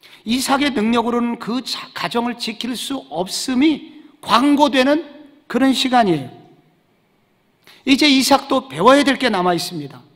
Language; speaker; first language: Korean; native; Korean